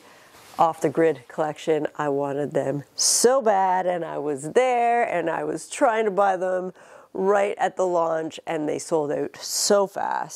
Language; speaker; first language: English; native; English